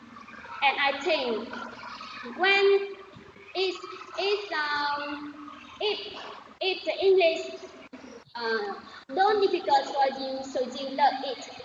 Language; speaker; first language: English; non-native, learner; Vietnamese